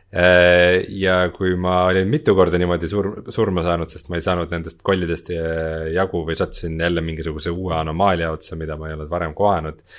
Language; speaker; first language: Estonian; native; Estonian